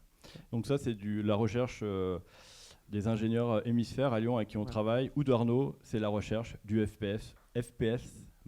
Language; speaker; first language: French; native; French